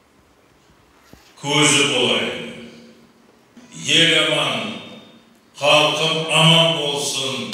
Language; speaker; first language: Kazakh; non-native, local second language; Russian